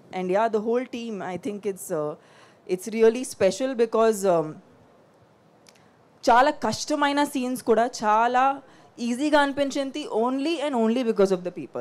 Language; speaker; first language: Telugu; non-native, fluent; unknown